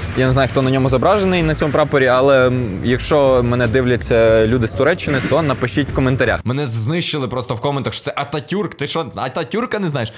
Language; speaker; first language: Ukrainian; native; Ukrainian